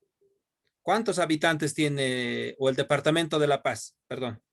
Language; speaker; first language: Spanish; native; Spanish